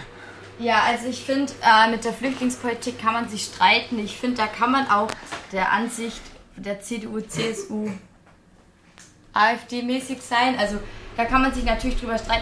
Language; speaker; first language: German; native; German